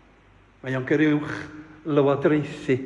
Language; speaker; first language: Welsh; native; Welsh